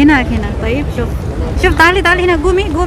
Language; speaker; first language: Arabic; non-native, local second language; Indonesian